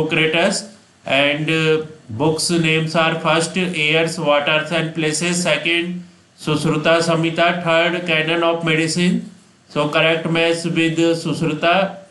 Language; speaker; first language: English; non-native, local second language; Hindi